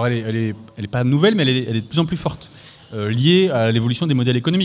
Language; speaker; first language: French; native; French